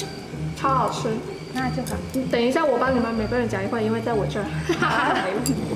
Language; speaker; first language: Chinese; non-native, local second language; Cantonese